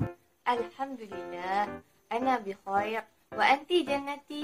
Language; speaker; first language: Arabic; non-native, learner; Malay